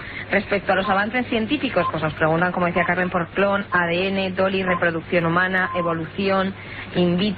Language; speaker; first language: Spanish; native; Spanish